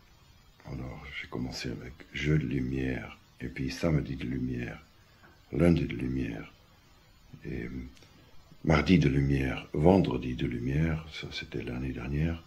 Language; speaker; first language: French; non-native, fluent; German